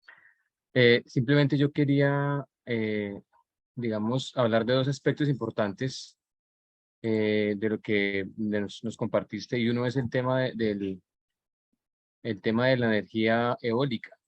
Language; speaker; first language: Spanish; native; Spanish